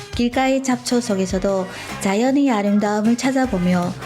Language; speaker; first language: Korean; early bilingual, heritage; Korean